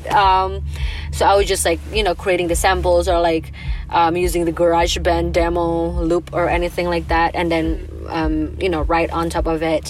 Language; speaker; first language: English; non-native, fluent; Indonesian